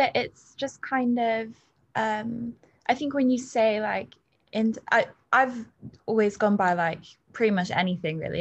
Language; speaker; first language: English; native; English